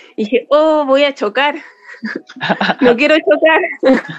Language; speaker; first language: Spanish; native; Spanish